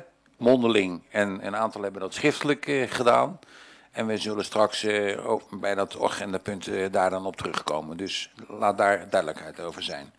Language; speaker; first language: Dutch; native; Dutch